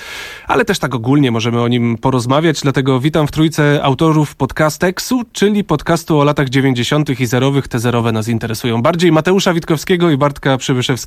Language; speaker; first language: Polish; native; Polish